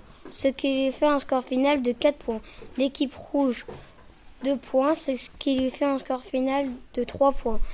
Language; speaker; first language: French; native; French